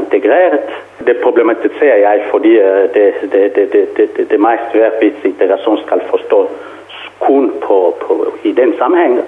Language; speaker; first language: Danish; non-native, fluent; Kongo